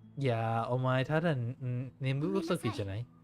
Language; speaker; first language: Japanese; non-native, fluent; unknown